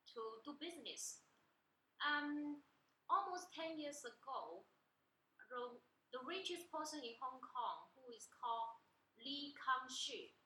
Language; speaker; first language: English; non-native, learner; Chinese